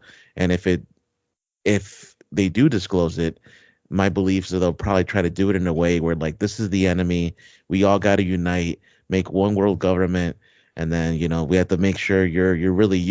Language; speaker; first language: English; native; English